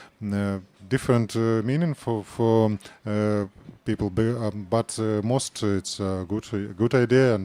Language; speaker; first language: English; non-native, learner; Ukrainian